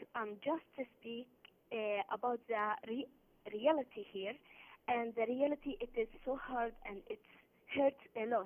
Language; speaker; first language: English; non-native, learner; Arabic